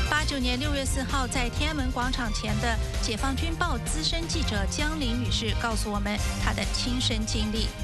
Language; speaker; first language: Chinese; native; Chinese